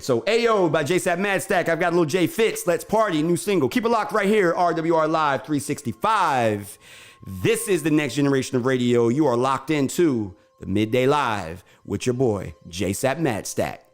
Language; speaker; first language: English; native; English